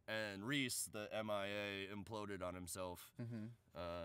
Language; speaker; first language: English; native; English